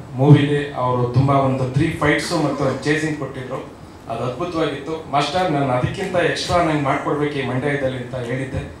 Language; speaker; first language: Kannada; native; Kannada